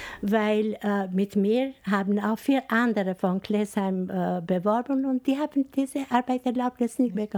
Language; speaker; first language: German; non-native, fluent; Albanian